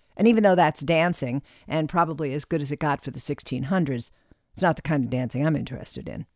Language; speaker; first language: English; native; English